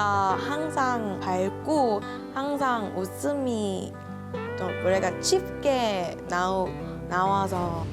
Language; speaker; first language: Korean; non-native, learner; Thai